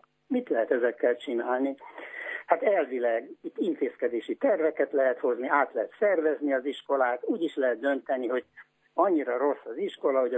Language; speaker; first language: Hungarian; native; Hungarian